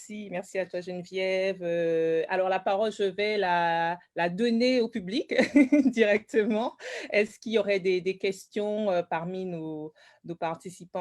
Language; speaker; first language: French; native; French